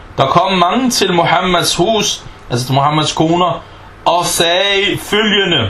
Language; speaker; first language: Danish; non-native, fluent; Arabic